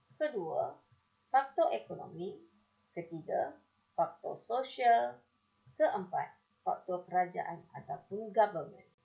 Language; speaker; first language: Malay; native; Malay